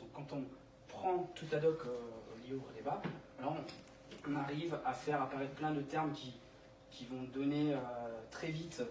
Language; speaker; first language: French; native; French